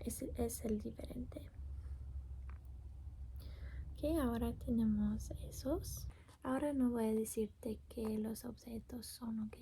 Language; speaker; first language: Spanish; non-native, learner; English